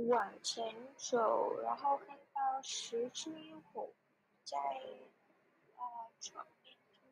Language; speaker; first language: Chinese; non-native, learner; Vietnamese